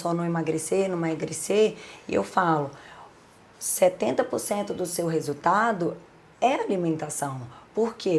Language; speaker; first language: Portuguese; native; Portuguese